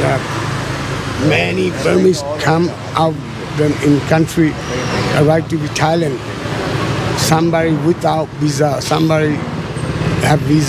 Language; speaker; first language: English; non-native, learner; Burmese